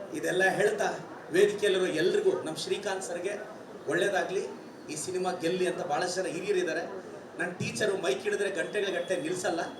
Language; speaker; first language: Kannada; native; Kannada